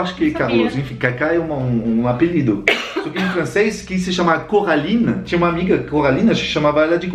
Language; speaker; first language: Portuguese; non-native, fluent; French